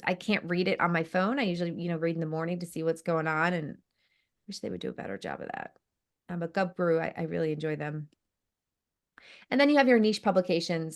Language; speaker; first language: English; native; English